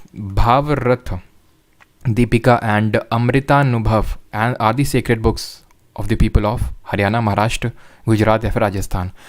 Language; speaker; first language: Hindi; native; Hindi